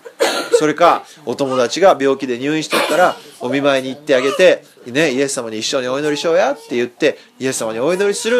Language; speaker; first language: Japanese; native; Japanese